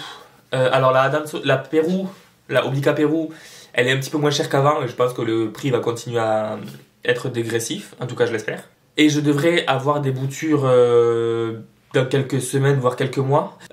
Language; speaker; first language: French; native; French